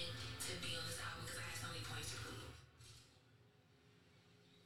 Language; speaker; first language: English; non-native, fluent; Spanish